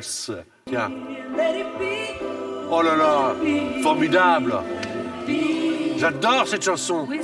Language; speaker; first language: French; native; French